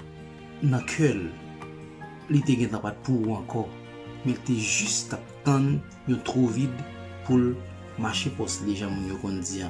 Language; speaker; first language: French; non-native, local second language; Haitian Creole